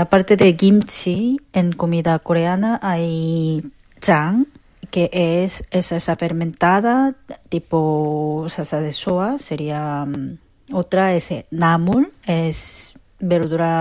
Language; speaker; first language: Spanish; non-native, fluent; Korean